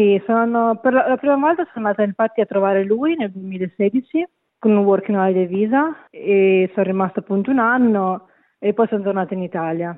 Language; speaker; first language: Italian; native; Italian